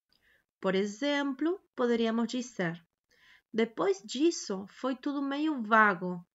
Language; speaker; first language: Portuguese; non-native, fluent; Spanish